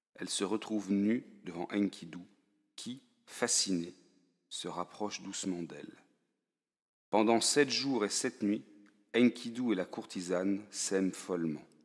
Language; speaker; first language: French; native; French